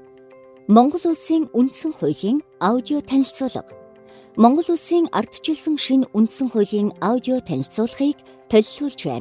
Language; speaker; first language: Mongolian; native; Mongolian